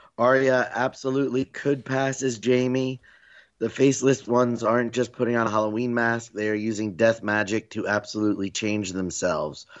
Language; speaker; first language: English; native; English